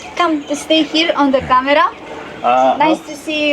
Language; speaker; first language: English; non-native, learner; Romanian